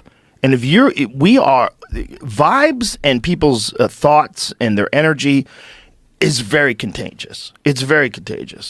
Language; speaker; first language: English; native; English